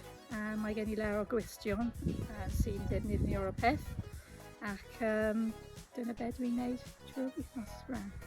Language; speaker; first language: Welsh; non-native, learner; English